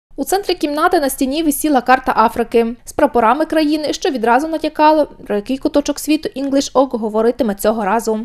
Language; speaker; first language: Ukrainian; native; Ukrainian